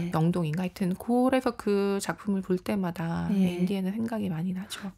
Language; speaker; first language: Korean; native; Korean